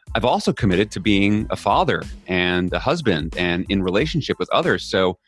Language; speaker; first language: English; native; English